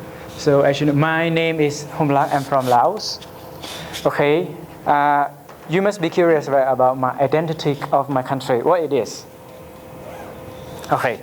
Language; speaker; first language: English; non-native, learner; Lao